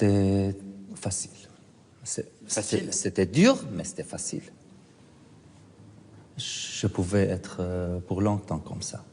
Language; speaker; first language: French; non-native, fluent; Arabic